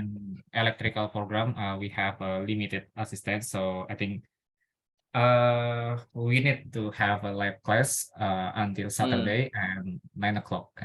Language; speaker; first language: English; non-native, learner; Indonesian